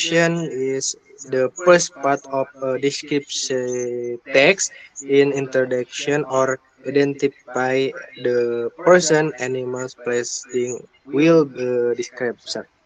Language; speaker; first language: English; non-native, learner; Indonesian